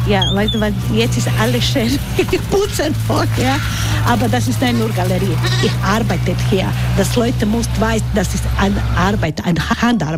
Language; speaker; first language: German; non-native, learner; Croatian